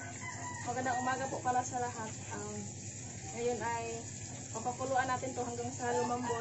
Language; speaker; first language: Filipino; non-native, local second language; Cebuano